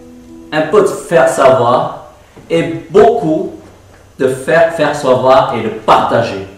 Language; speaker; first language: French; non-native, fluent; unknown